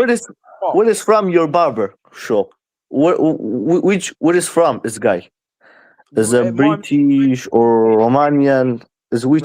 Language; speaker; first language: English; non-native, learner; Persian